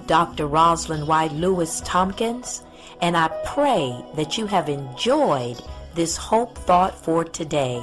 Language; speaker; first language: English; native; English